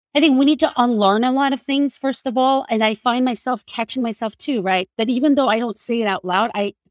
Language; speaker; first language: English; non-native, fluent; Korean